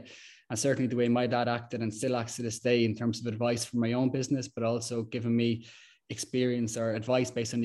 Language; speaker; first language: English; native; English